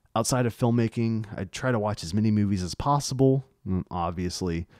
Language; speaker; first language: English; native; English